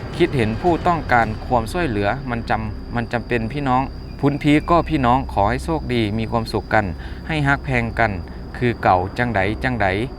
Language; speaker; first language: Thai; native; Thai